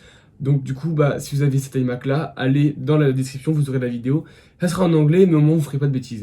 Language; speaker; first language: French; native; French